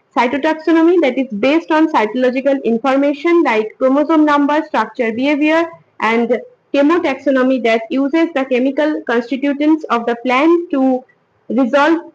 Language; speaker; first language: English; non-native, local second language; Bangla